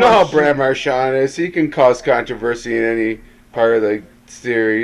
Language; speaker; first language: English; native; English